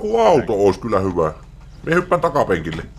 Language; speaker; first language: Finnish; native; Finnish